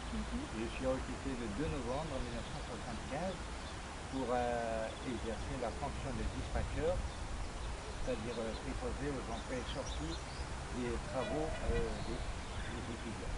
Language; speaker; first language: French; non-native, local second language; Kabyle